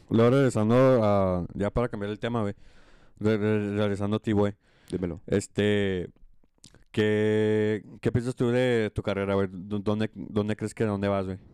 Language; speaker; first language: Spanish; early bilingual, heritage; Spanish